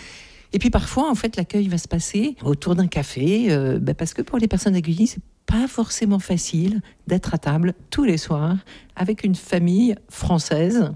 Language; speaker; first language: French; native; French